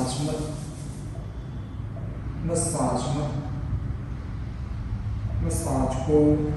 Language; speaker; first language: Vietnamese; non-native, learner; Hindi